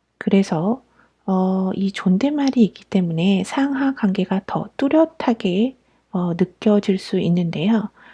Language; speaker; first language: Korean; native; Korean